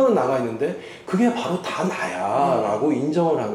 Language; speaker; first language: Korean; native; Korean